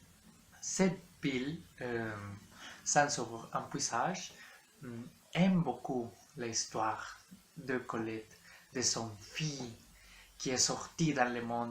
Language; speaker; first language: French; non-native, learner; Spanish